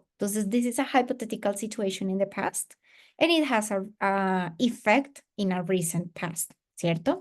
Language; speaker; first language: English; non-native, fluent; Spanish